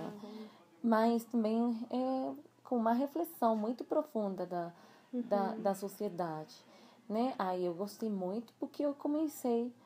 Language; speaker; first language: Portuguese; non-native, fluent; Spanish